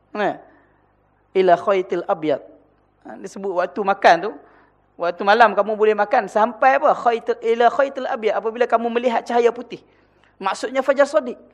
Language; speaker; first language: Malay; native; Malay